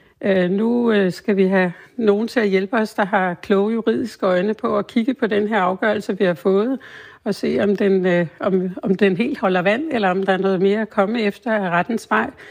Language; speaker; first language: Danish; native; Danish